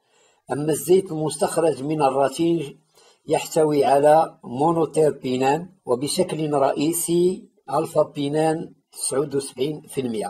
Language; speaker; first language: Arabic; native; Arabic